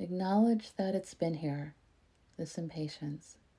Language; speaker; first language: English; native; English